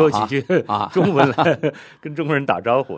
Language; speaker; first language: Chinese; native; Chinese